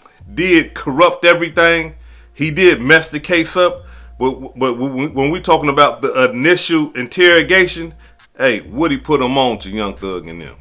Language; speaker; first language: English; native; English